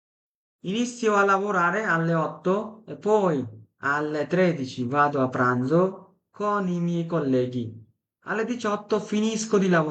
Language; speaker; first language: Italian; non-native, fluent; Bangla